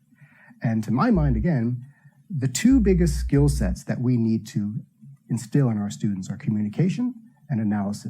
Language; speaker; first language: English; native; English